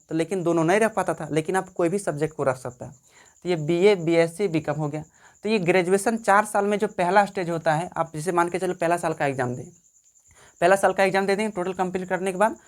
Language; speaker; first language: Hindi; native; Hindi